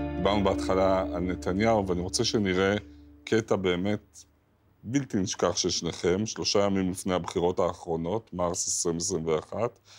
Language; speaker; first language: Hebrew; native; Hebrew